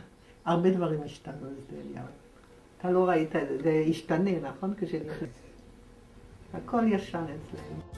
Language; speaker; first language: Hebrew; non-native, fluent; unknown